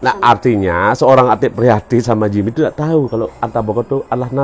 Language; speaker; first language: Indonesian; native; Indonesian